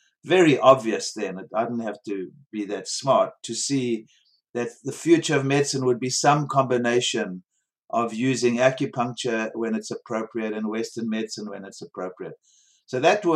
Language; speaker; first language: English; native; English